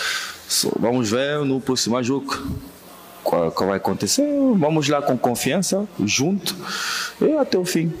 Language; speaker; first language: Portuguese; non-native, fluent; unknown